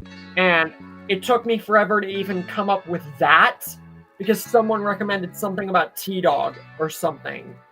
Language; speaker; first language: English; native; English